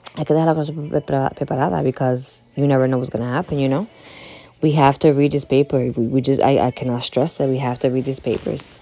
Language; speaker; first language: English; early bilingual, other home language; Spanish